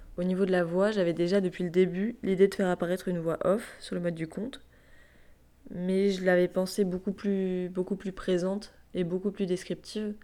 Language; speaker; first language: French; native; French